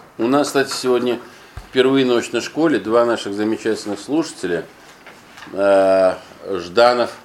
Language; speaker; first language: Russian; native; Russian